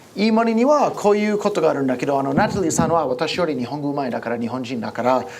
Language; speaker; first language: Japanese; non-native, learner; English